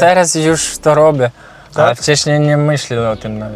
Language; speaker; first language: Polish; non-native, learner; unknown